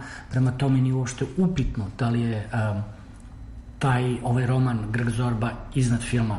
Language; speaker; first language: Serbian; native; Serbian